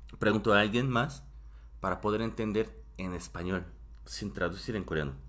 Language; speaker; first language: Spanish; non-native, fluent; Korean